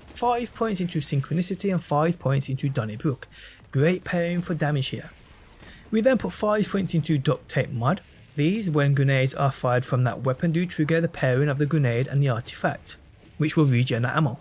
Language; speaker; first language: English; native; English